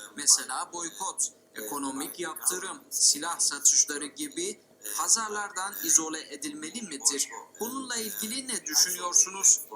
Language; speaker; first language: Turkish; native; Turkish